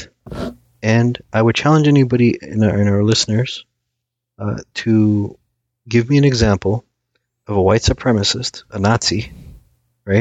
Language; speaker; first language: English; early bilingual, other home language; Assyrian Neo-Aramaic